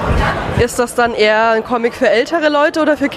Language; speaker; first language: German; native; German